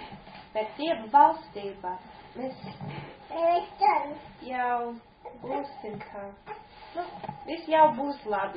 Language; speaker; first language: Latvian; non-native, fluent; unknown